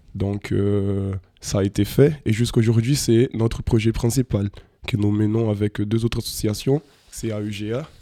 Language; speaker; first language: French; non-native, fluent; Portuguese